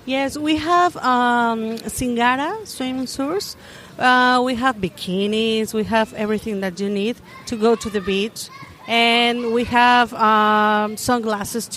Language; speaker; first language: English; non-native, learner; Spanish